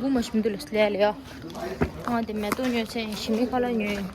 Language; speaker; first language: English; non-native, learner; Tibetan